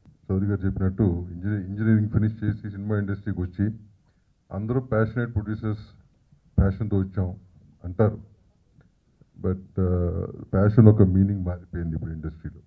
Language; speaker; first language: Telugu; native; Telugu